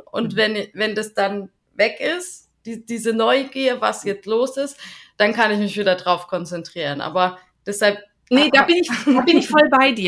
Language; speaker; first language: German; native; German